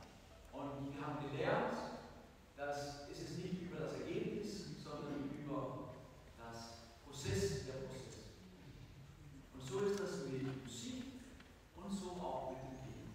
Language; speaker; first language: German; non-native, fluent; Danish